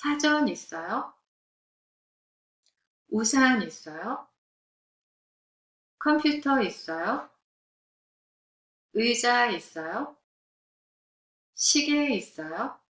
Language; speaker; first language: Korean; non-native, fluent; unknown